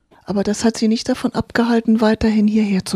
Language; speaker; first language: German; native; German